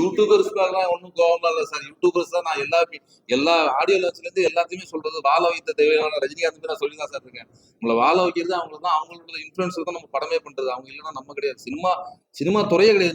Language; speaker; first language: Tamil; native; Tamil